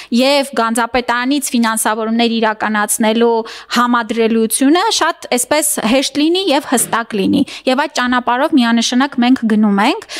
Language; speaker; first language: Armenian; native; Armenian